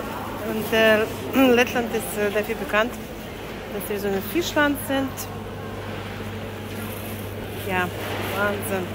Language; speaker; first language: German; non-native, fluent; Latvian